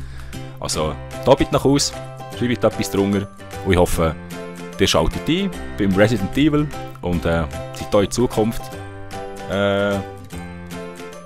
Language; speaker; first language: German; native; German